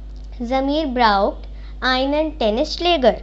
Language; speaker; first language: German; non-native, learner; Hindi